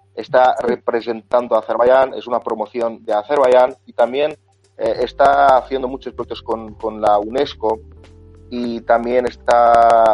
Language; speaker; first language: Spanish; non-native, fluent; Azerbaijani